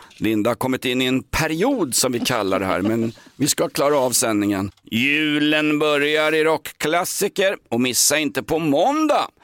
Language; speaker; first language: Swedish; native; Swedish